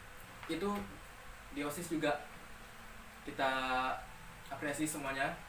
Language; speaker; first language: Indonesian; native; Indonesian